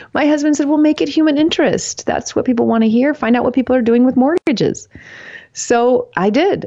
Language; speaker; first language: English; native; English